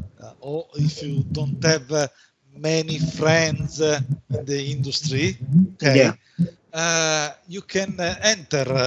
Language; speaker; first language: English; non-native, learner; Italian